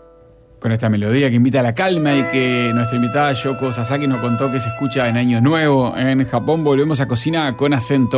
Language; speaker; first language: Spanish; native; Spanish